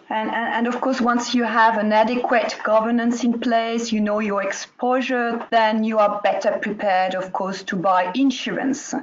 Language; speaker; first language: English; non-native, fluent; French